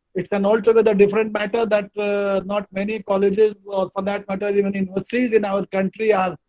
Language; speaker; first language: English; non-native, local second language; Hindi